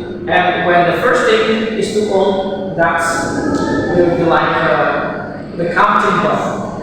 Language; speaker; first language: English; non-native, fluent; Indonesian